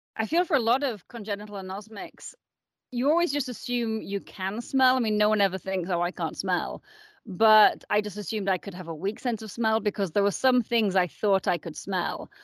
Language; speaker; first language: English; native; English